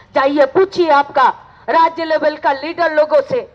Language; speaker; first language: Hindi; non-native, local second language; Bangla